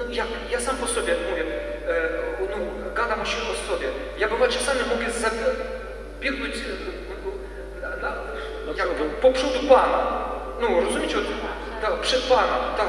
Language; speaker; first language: Polish; non-native, learner; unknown